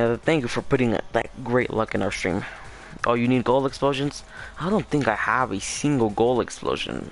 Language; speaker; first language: English; native; English